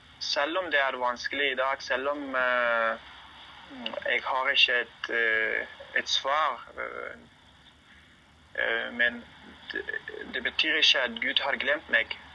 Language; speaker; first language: Norwegian; non-native, learner; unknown